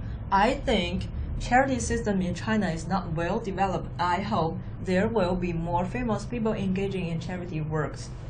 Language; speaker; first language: English; non-native, fluent; Chinese